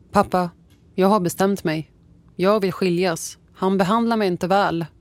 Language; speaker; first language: Swedish; early bilingual, other home language; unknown